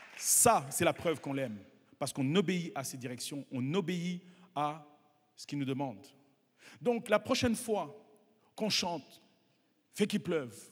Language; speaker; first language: French; non-native, local second language; Kinyarwanda